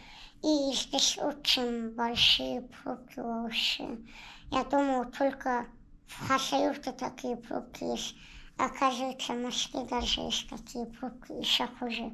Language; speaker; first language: Russian; non-native, local second language; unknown